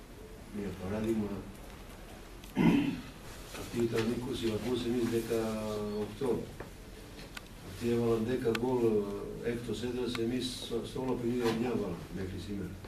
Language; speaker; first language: Greek; non-native, fluent; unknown